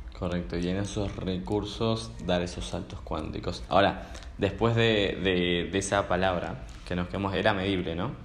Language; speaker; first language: Spanish; native; Spanish